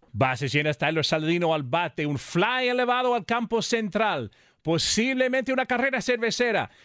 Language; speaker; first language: Spanish; non-native, fluent; English